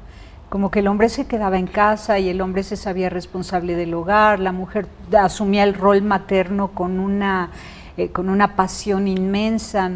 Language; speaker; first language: Spanish; native; Spanish